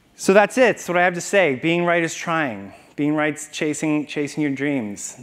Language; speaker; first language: English; native; English